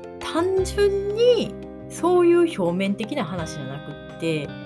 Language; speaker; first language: Japanese; native; Japanese